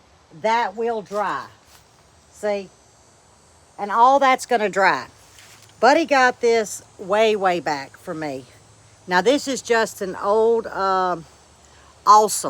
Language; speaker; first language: English; native; English